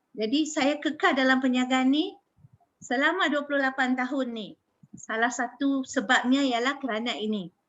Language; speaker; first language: Malay; native; Malay